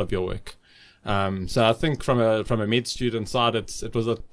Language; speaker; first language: English; native; English